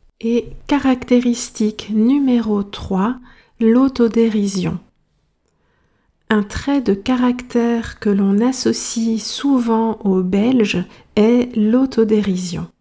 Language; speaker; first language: French; native; French